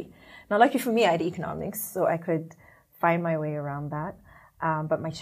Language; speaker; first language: English; non-native, local second language; Shona